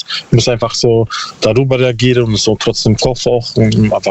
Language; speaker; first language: German; non-native, learner; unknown